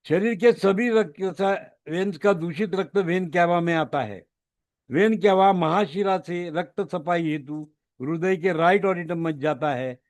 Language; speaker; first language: Hindi; non-native, local second language; Marathi